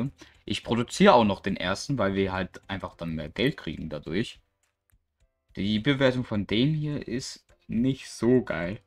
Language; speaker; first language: German; native; German